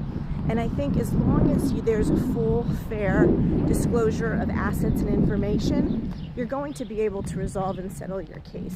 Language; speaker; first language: English; native; English